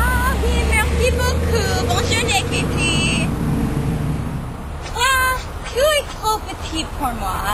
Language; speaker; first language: French; non-native, learner; English